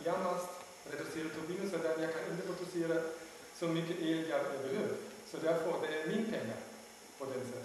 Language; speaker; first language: Swedish; non-native, learner; German